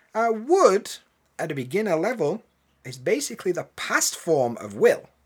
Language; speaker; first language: English; native; English